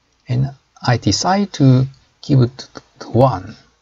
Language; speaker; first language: English; non-native, fluent; Korean